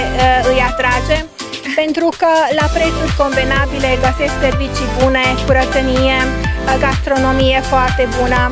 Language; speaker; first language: Romanian; non-native, fluent; Hungarian